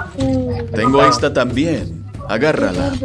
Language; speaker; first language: Spanish; native; Spanish